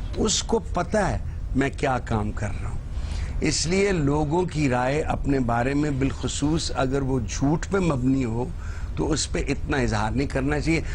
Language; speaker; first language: Urdu; non-native, local second language; Punjabi